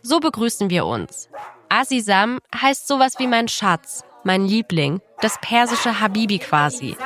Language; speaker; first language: German; early bilingual, other home language; Persian